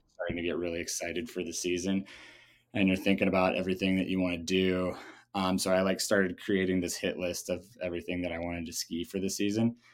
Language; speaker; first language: English; native; English